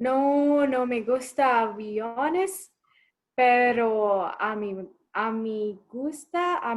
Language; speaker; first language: Spanish; non-native, learner; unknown